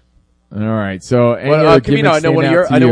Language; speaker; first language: English; native; English